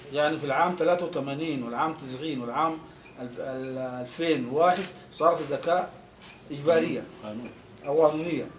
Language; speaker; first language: Arabic; native; Arabic